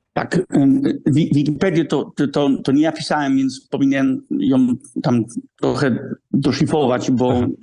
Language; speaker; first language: Polish; early bilingual, heritage; Polish